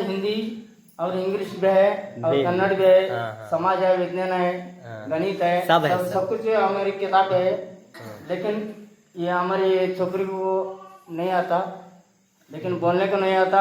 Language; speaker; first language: Hindi; non-native, local second language; Kannada